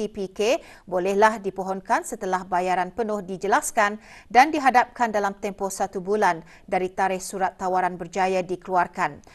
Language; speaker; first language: Malay; native; Malay